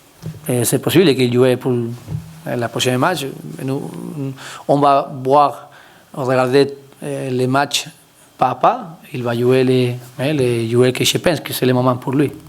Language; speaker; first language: French; non-native, learner; Spanish